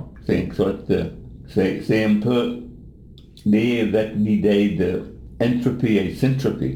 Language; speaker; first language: French; non-native, learner; English